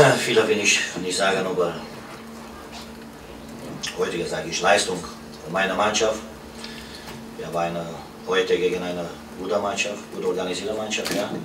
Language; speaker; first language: German; non-native, fluent; Romanian